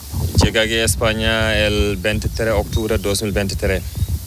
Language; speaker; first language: Spanish; non-native, learner; Fula